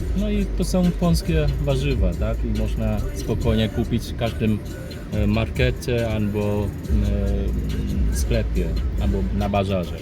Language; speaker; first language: Polish; non-native, fluent; Vietnamese